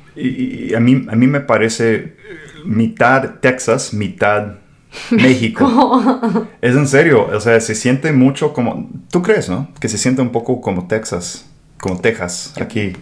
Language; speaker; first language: Spanish; non-native, fluent; English